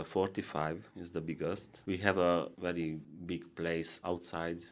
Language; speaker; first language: English; non-native, learner; Hungarian